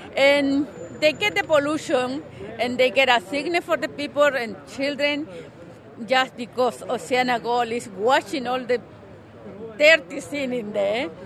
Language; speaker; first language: English; non-native, learner; Spanish